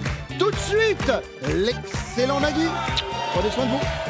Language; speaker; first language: French; native; French